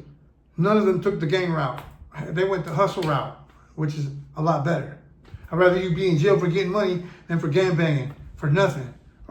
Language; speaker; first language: English; native; English